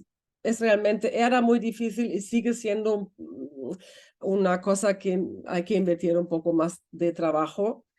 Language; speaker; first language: Spanish; non-native, fluent; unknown